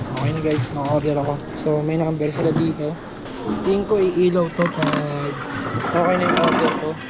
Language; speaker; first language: Filipino; native; Filipino